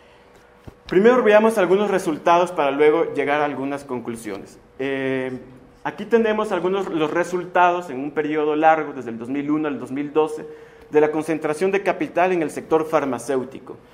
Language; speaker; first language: Spanish; native; Spanish